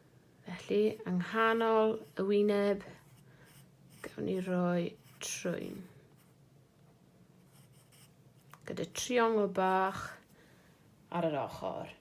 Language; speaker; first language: Welsh; non-native, local second language; English